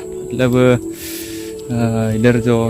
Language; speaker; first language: Hindi; non-native, local second language; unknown